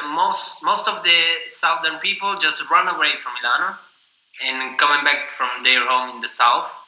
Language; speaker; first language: English; non-native, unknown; Italian